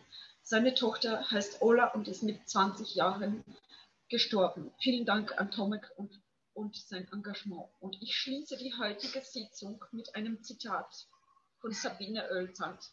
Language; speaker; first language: German; non-native, fluent; Polish